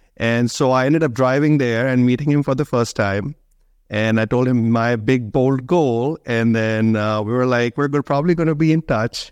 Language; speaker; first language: English; non-native, local second language; Hindi